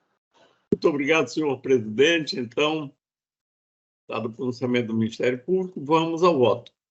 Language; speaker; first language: Portuguese; native; Portuguese